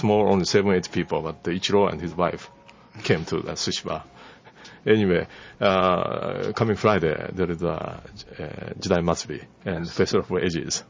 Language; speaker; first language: English; non-native, learner; Japanese